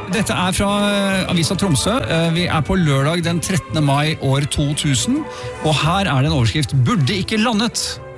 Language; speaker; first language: Norwegian; native; Norwegian